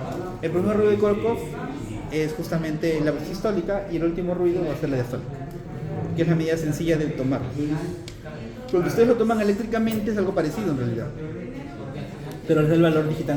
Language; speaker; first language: Spanish; native; Spanish